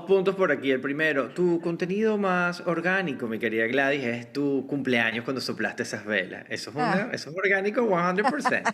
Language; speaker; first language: Spanish; native; Spanish